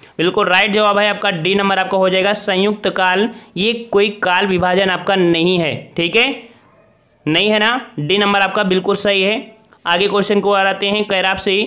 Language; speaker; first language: Hindi; native; Hindi